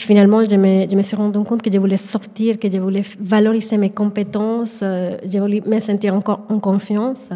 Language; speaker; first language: French; non-native, fluent; Spanish